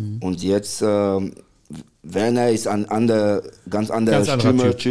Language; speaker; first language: German; non-native, fluent; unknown